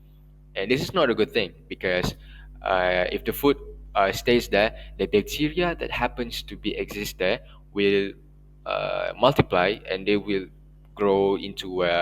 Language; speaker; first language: English; non-native, local second language; Malay